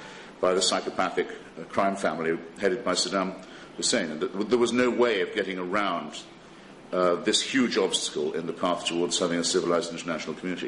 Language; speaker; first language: English; native; English